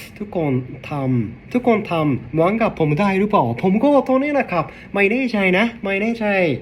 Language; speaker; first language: Thai; non-native, learner; Japanese